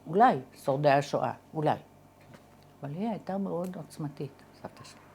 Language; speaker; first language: Hebrew; early bilingual, other home language; Arabic